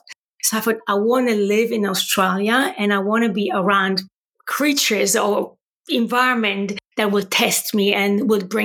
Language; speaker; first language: English; non-native, fluent; Polish